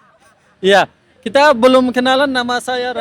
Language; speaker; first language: Indonesian; non-native, fluent; Persian